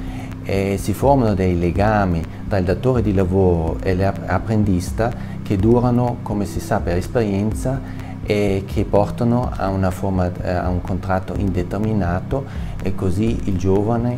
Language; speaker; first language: Italian; non-native, local second language; German